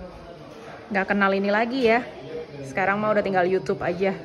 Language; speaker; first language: Indonesian; native; Indonesian